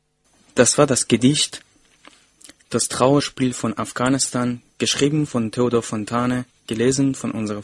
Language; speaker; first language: German; non-native, fluent; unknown